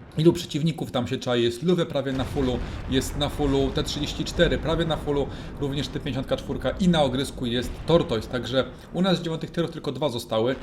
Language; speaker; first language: Polish; native; Polish